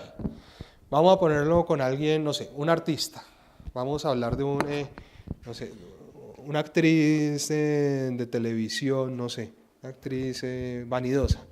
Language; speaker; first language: Spanish; native; Spanish